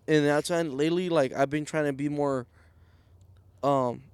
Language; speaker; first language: English; early bilingual, other home language; Spanish